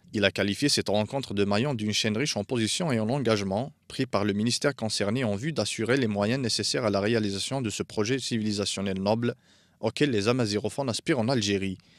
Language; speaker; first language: French; non-native, local second language; Arabic